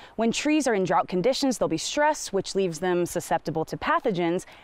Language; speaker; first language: English; native; English